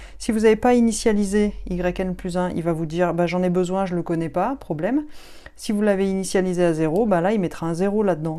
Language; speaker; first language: French; native; French